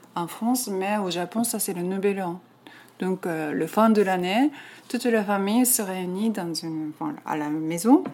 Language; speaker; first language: French; non-native, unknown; Japanese